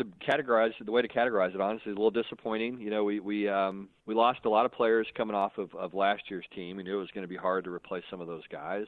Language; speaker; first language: English; native; English